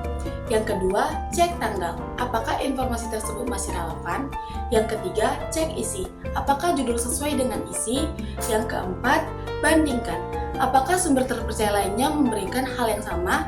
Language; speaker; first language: Indonesian; native; Indonesian